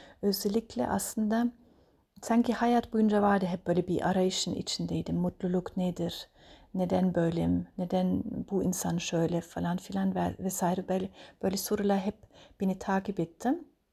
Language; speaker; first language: Turkish; non-native, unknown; German